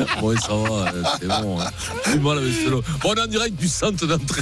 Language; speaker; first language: French; native; French